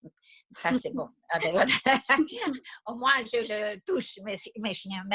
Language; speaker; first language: French; non-native, fluent; Spanish